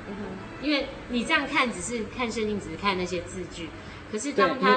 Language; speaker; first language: Chinese; native; Chinese